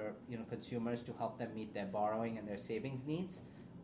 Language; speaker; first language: English; non-native, local second language; Urdu